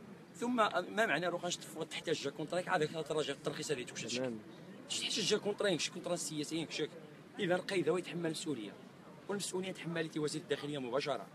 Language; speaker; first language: Arabic; non-native, local second language; Riffian